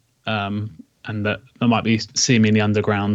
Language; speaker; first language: English; native; English